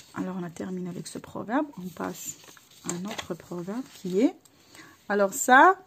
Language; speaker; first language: French; non-native, local second language; Arabic